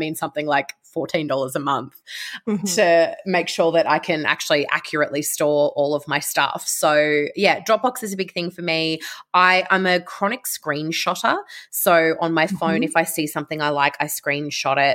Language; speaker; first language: English; native; English